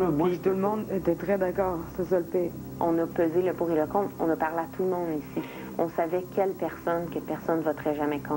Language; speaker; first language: French; native; French